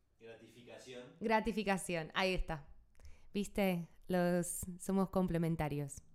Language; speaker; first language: Spanish; non-native, fluent; English